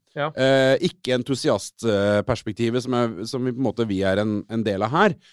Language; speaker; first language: Norwegian; native; Norwegian